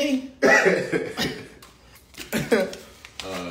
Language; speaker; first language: English; native; English